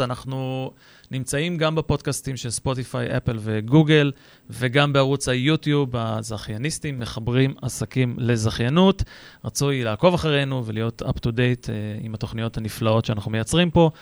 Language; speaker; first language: Hebrew; native; Hebrew